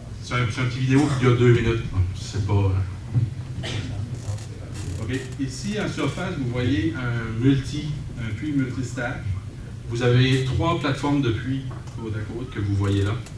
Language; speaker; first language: French; native; French